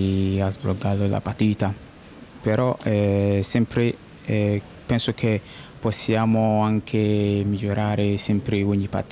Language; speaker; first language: Italian; non-native, fluent; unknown